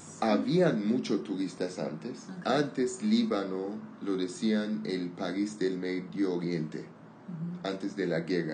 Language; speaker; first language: Spanish; non-native, learner; Armenian